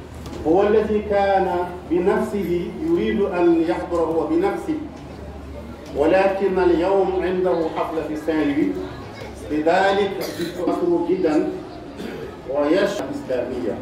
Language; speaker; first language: Arabic; non-native, fluent; Wolof